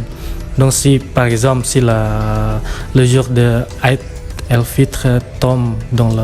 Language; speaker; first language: French; non-native, fluent; Indonesian